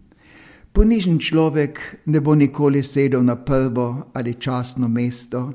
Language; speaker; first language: Slovenian; native; Slovenian